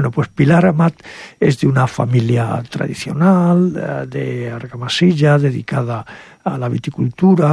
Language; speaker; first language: Spanish; native; Spanish